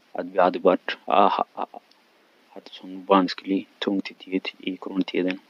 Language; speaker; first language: Swedish; non-native, learner; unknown